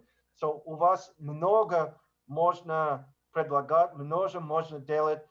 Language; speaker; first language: Russian; non-native, learner; English